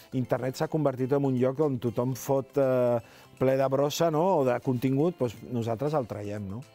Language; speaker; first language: Catalan; native; Catalan